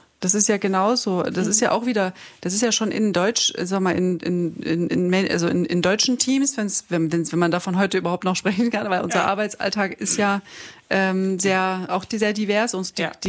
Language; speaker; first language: German; native; German